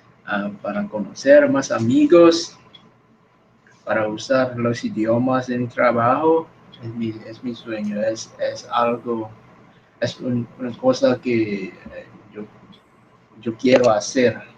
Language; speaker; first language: Spanish; non-native, learner; Indonesian